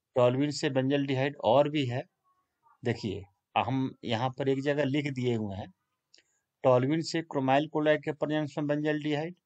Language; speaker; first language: Hindi; native; Hindi